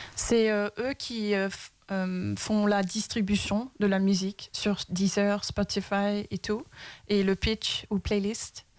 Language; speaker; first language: French; early bilingual, heritage; Danish